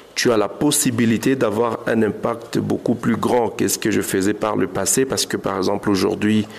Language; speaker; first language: French; non-native, local second language; Swahili